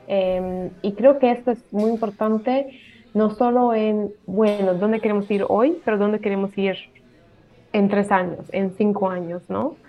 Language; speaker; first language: Spanish; non-native, fluent; Italian